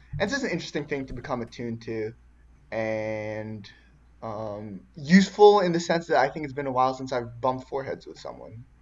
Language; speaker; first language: English; early bilingual, other home language; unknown